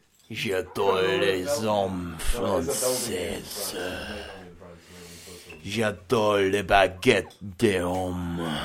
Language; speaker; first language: French; non-native, learner; English